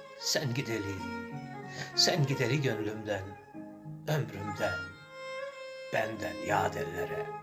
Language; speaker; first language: Turkish; native; Turkish